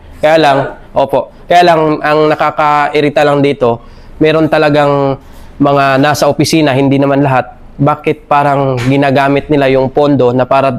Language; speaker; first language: Filipino; native; Filipino